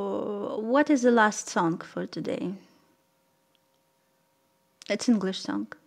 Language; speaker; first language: English; non-native, learner; Russian